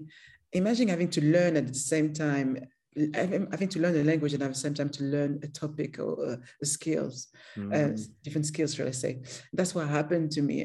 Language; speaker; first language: English; non-native, fluent; French